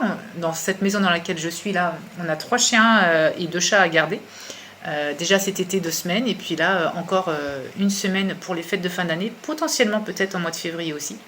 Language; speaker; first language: French; native; French